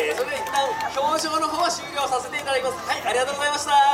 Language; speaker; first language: Japanese; native; Japanese